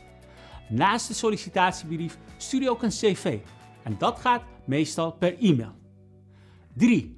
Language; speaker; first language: Dutch; non-native, fluent; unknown